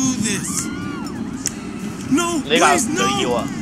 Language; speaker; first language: Chinese; native; Chinese